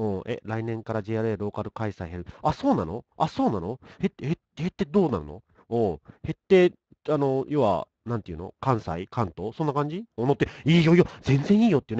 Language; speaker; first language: Japanese; native; Japanese